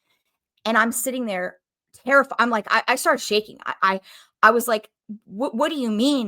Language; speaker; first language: English; native; English